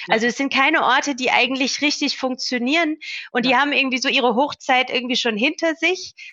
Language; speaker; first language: German; native; German